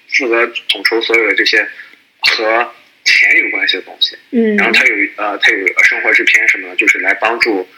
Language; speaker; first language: Chinese; native; Chinese